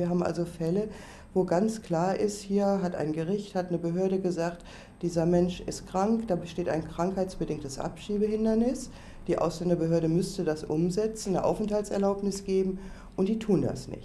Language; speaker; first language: German; native; German